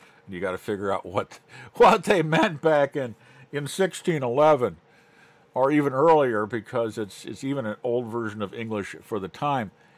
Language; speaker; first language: English; native; English